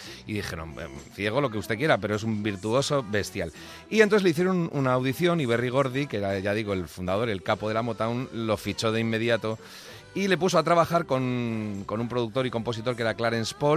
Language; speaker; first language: Spanish; native; Spanish